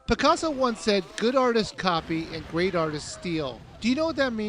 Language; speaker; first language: English; native; English